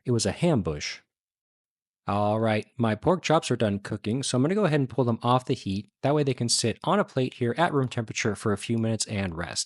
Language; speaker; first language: English; native; English